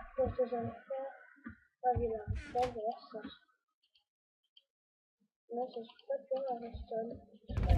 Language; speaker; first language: French; native; French